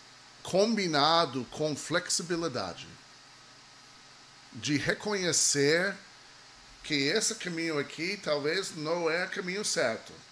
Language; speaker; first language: Portuguese; non-native, fluent; English